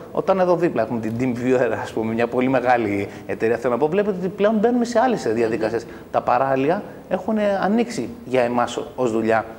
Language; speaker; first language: Greek; native; Greek